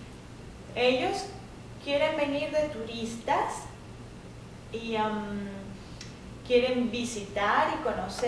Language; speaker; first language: Spanish; native; Spanish